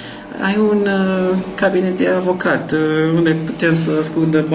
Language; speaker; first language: Romanian; non-native, learner; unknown